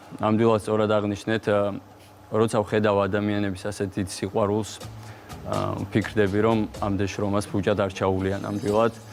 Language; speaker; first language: Georgian; native; Georgian